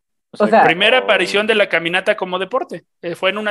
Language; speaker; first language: Spanish; native; Spanish